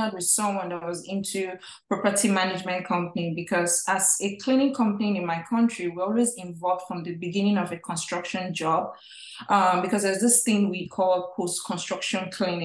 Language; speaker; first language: English; non-native, local second language; Igbo